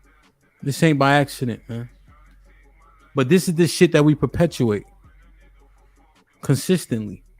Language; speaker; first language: English; native; English